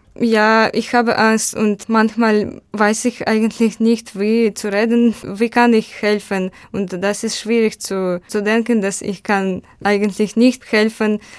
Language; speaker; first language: German; non-native, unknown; Ukrainian